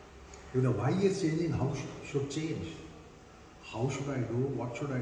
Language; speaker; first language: English; non-native, fluent; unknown